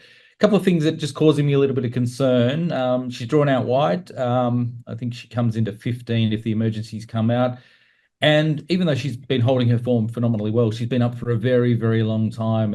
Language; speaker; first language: English; native; English